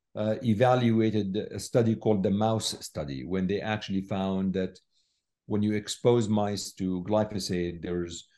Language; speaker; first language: English; non-native, fluent; Arabic